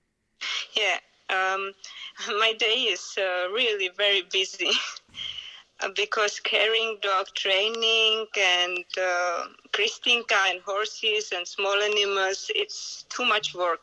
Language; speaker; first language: English; non-native, learner; Czech